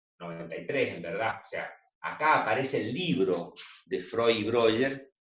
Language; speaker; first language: Spanish; native; Spanish